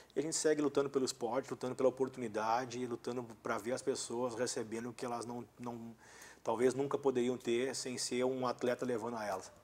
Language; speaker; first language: Portuguese; native; Portuguese